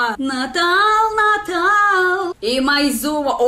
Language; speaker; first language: Portuguese; non-native, learner; Russian